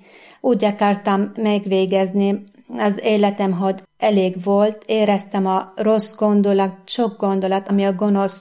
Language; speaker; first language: Hungarian; non-native, fluent; Arabic